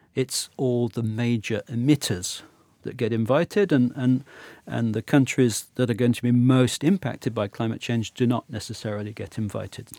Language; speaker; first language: English; native; English